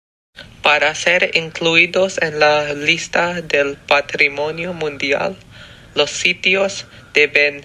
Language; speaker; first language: Spanish; non-native, learner; English